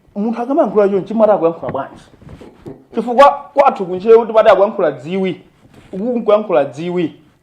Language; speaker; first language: Nyanja; native; Nyanja